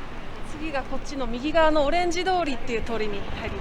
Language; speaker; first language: Japanese; native; Japanese